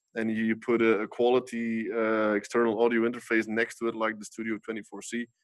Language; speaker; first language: English; non-native, fluent; Dutch